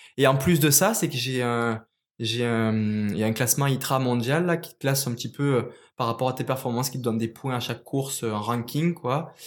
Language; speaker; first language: French; native; French